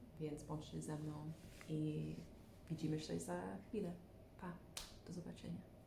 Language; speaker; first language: Polish; non-native, learner; English